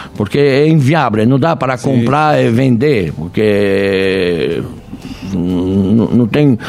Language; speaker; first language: Portuguese; non-native, fluent; French